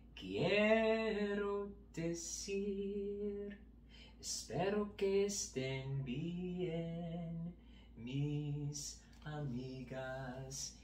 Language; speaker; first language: Spanish; non-native, learner; English